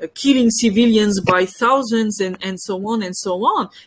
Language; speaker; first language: English; non-native, fluent; French